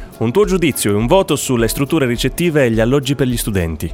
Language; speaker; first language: Italian; native; Italian